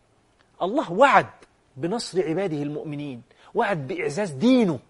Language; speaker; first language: Arabic; native; Arabic